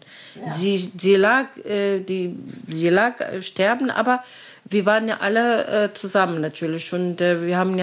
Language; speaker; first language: German; non-native, learner; Arabic